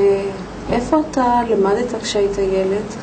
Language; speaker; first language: Hebrew; native; Hebrew